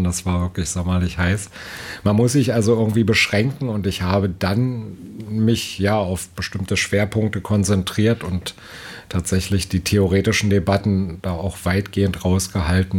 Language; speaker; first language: German; native; German